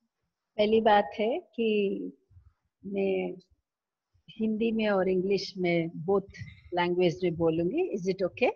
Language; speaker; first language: Hindi; non-native, local second language; Odia